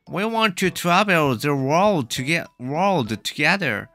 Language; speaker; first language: English; non-native, learner; Japanese